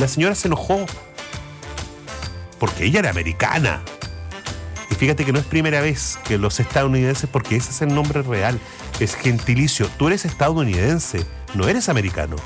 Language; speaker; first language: Spanish; native; Spanish